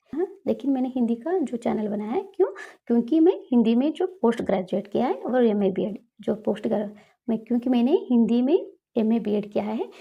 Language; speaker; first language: Hindi; non-native, local second language; Kannada